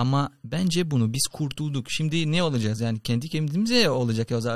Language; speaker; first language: Turkish; non-native, learner; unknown